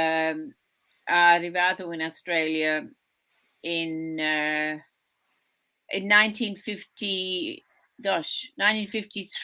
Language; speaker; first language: Italian; early bilingual, heritage; Sicilian